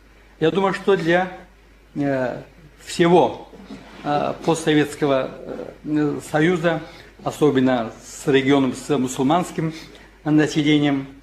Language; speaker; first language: Russian; non-native, local second language; Tajik